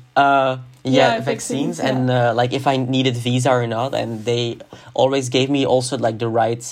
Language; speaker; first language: English; non-native, fluent; Dutch